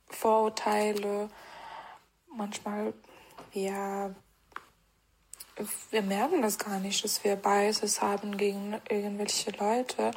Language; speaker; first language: German; non-native, fluent; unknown